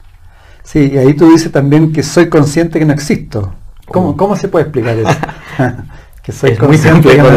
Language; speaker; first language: Spanish; native; Spanish